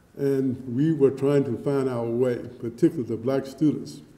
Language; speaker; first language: English; native; English